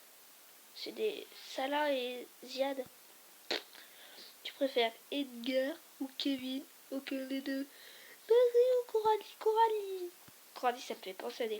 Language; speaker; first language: French; native; French